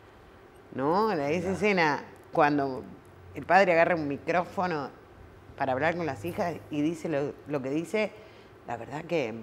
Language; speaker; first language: Spanish; native; Spanish